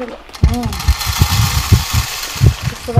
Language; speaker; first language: Indonesian; non-native, local second language; Javanese